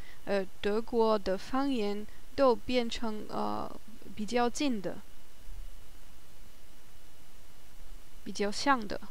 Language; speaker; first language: Chinese; non-native, learner; German